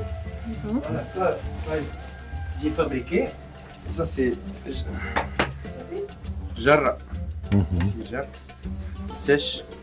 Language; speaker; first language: French; non-native, learner; Arabic